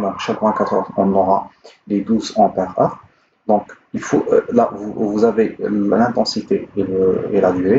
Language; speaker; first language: French; non-native, local second language; Arabic